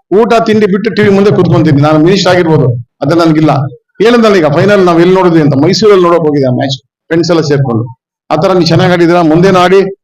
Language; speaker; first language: Kannada; native; Kannada